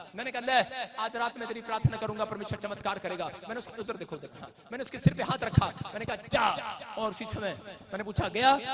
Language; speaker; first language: Hindi; non-native, local second language; Punjabi